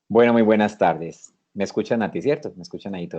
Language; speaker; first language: Spanish; native; Spanish